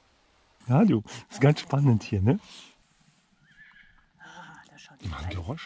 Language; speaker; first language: German; native; German